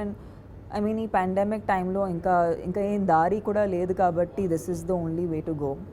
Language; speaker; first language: Telugu; non-native, fluent; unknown